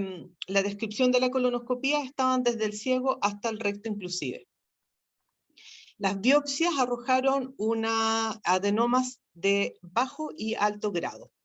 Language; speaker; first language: Spanish; native; Spanish